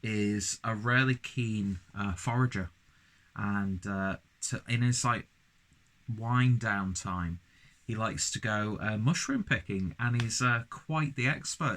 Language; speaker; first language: English; native; English